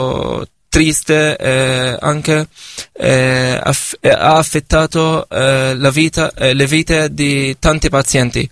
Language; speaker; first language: Italian; non-native, fluent; Arabic